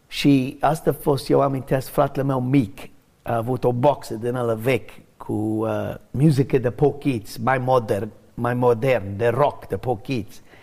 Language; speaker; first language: Romanian; early bilingual, heritage; Romanian